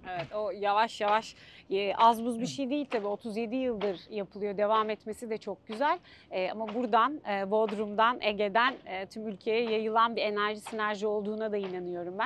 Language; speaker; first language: Turkish; native; Turkish